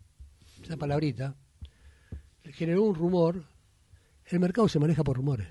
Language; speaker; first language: Spanish; native; Spanish